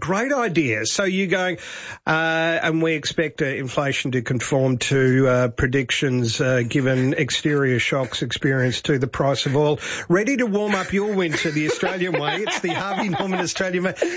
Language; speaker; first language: English; native; English